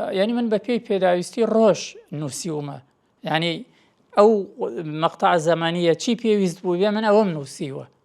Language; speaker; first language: Central Kurdish; non-native, local second language; Gurani